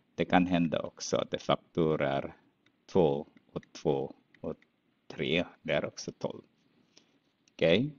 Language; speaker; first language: Swedish; non-native, fluent; Filipino